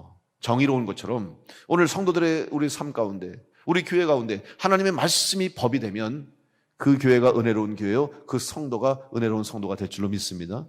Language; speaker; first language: Korean; native; Korean